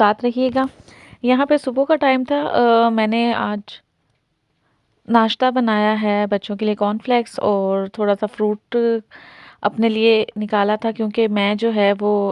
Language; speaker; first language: Hindi; native; Hindi